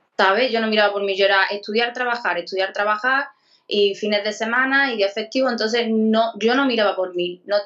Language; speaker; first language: Spanish; native; Spanish